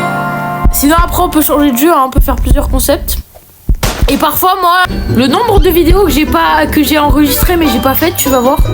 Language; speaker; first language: French; native; French